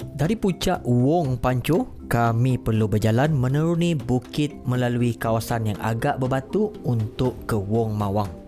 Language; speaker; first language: Malay; native; Malay